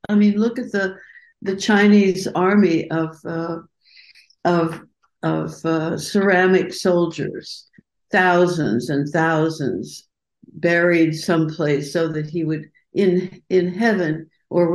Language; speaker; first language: English; native; English